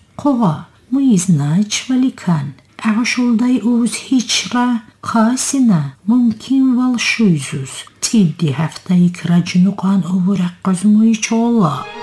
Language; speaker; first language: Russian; non-native, local second language; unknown